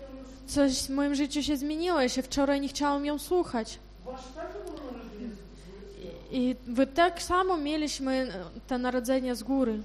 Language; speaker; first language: Polish; non-native, fluent; Ukrainian